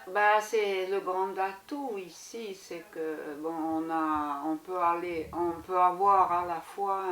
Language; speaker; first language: French; non-native, local second language; German